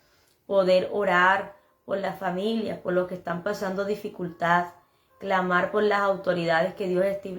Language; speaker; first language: Spanish; native; Spanish